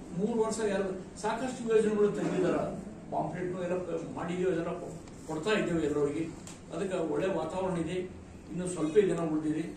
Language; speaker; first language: Kannada; native; Kannada